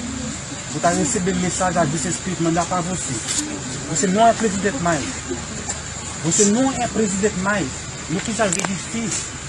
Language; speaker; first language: Portuguese; non-native, learner; Haitian Creole